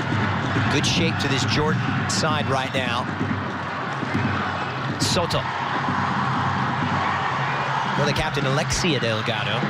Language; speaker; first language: English; native; English